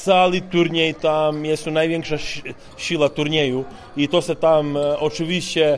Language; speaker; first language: Polish; non-native, learner; Serbian